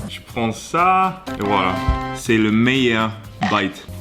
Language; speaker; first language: French; non-native, learner; English